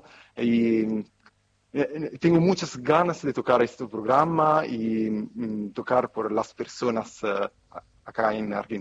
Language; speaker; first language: Spanish; non-native, fluent; Italian